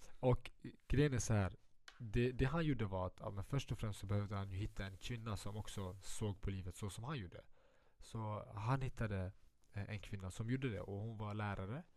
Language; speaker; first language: Swedish; early bilingual, other home language; Central Kurdish